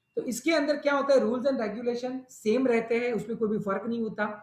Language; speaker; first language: Hindi; non-native, local second language; Gujarati